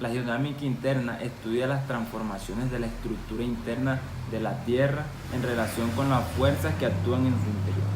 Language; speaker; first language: Spanish; native; Spanish